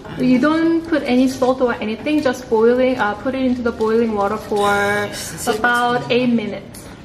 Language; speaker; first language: English; non-native, local second language; Korean